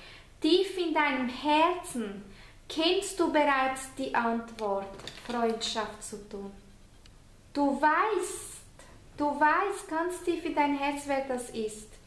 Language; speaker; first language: German; non-native, fluent; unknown